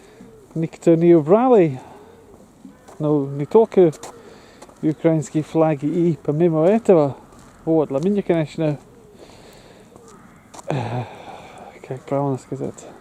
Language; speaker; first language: Russian; non-native, learner; English